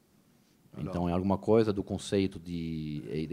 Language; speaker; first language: Portuguese; native; Portuguese